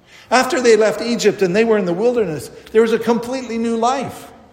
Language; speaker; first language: English; native; English